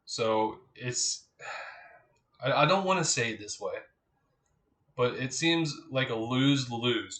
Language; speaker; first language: English; native; English